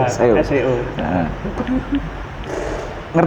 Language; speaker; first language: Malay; non-native, local second language; Javanese